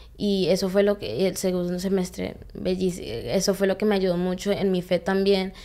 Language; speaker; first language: Spanish; early bilingual, heritage; Spanish